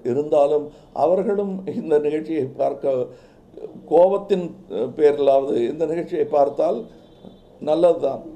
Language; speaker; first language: Tamil; native; Tamil